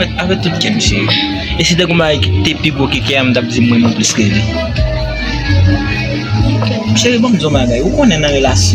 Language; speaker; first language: Haitian Creole; native; Haitian Creole